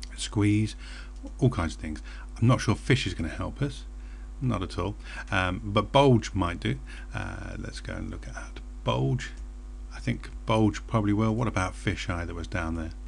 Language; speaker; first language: English; native; English